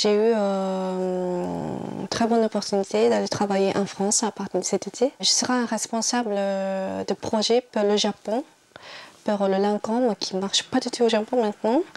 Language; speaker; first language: French; non-native, fluent; Japanese